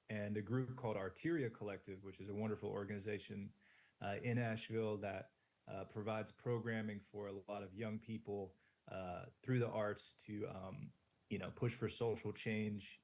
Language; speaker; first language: English; native; English